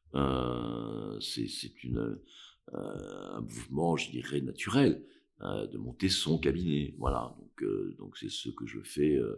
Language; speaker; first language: French; native; French